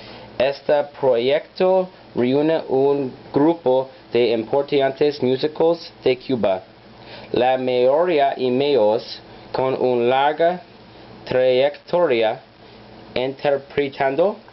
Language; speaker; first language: Spanish; non-native, learner; English